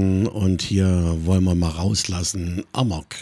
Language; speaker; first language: German; native; German